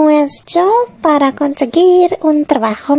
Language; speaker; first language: Spanish; non-native, learner; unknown